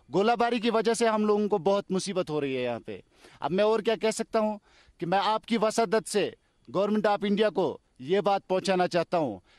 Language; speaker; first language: Hindi; non-native, local second language; Kashmiri